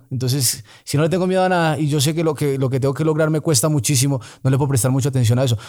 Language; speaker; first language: Spanish; native; Spanish